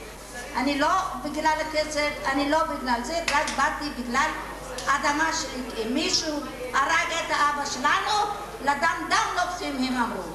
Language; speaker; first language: Hebrew; non-native, learner; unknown